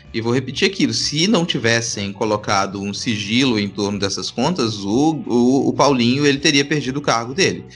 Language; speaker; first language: Portuguese; native; Portuguese